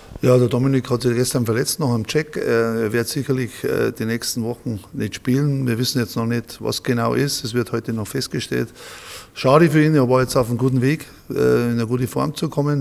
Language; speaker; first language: German; native; German